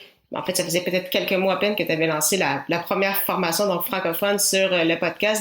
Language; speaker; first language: French; native; French